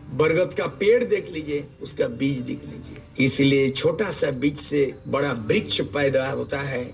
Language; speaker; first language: Hindi; non-native, local second language; Santali